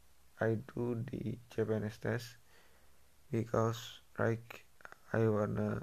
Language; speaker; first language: English; non-native, learner; Indonesian